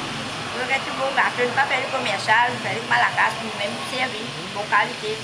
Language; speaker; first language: French; non-native, learner; Morisyen